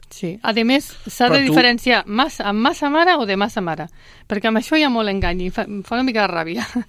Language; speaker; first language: Catalan; native; Catalan